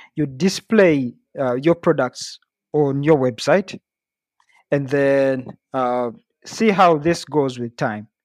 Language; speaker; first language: English; non-native, local second language; Ganda